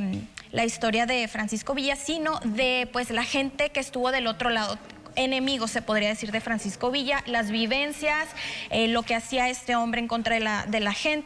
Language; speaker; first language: Spanish; native; Spanish